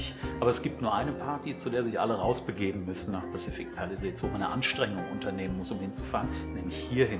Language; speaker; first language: German; native; German